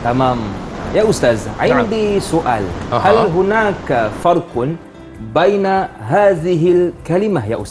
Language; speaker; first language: Arabic; non-native, fluent; Malay